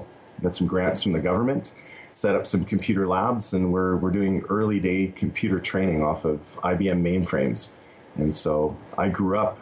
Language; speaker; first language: English; native; English